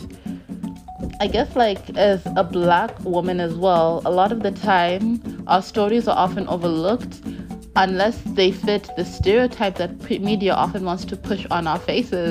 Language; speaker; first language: English; non-native, local second language; Shona